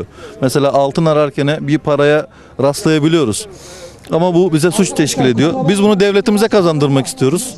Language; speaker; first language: Turkish; native; Turkish